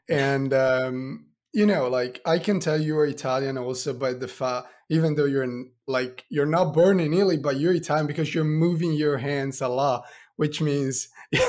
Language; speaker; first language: English; non-native, fluent; Italian